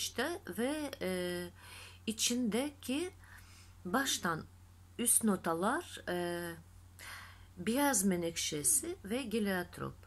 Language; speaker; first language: Turkish; non-native, fluent; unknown